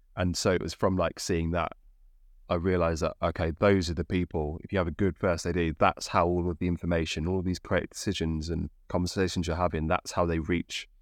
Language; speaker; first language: English; native; English